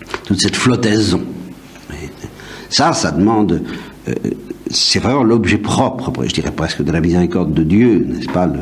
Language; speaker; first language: French; native; French